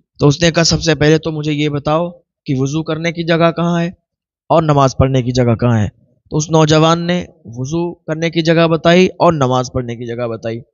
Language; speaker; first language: Urdu; native; Urdu